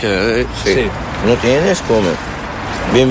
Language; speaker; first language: Spanish; non-native, learner; Arabic